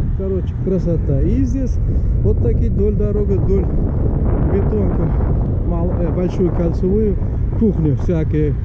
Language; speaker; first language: Russian; non-native, local second language; Uzbek